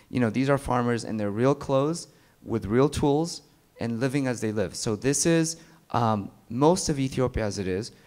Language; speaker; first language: English; early bilingual, other home language; Amharic